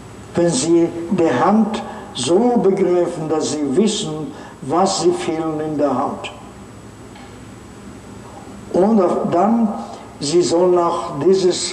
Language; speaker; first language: German; non-native, fluent; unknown